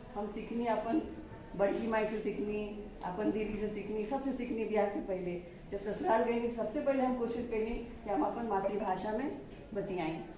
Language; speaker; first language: Bhojpuri; non-native, local second language; Hindi